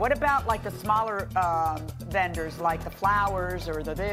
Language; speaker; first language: English; native; English